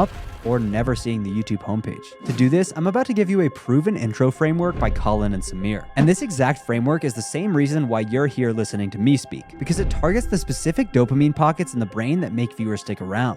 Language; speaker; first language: English; native; English